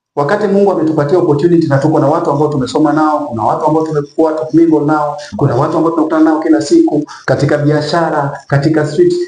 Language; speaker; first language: Swahili; native; Swahili